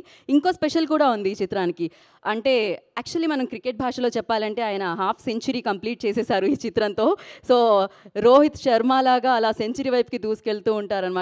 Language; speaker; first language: Telugu; native; Telugu